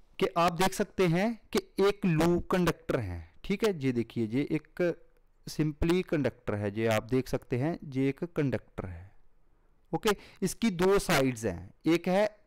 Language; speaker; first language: Hindi; non-native, local second language; Punjabi